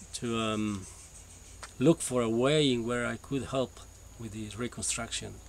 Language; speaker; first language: English; non-native, fluent; Spanish